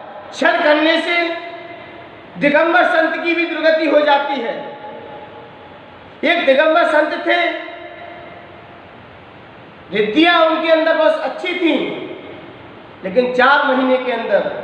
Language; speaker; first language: Hindi; native; Hindi